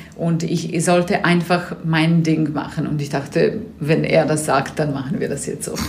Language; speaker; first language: German; non-native, fluent; Serbian